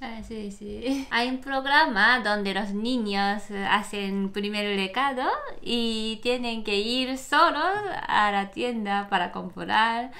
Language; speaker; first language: Spanish; non-native, learner; Japanese